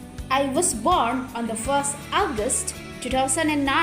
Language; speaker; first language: English; non-native, fluent; Indonesian